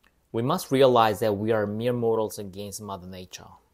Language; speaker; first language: English; non-native, fluent; Korean